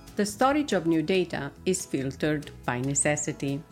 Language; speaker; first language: English; non-native, fluent; Italian